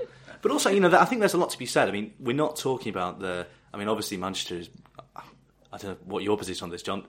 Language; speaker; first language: English; native; English